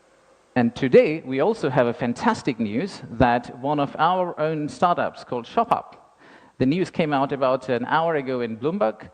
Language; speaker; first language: English; non-native, local second language; Bangla